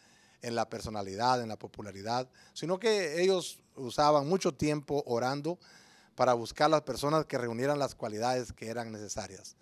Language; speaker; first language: Spanish; native; Spanish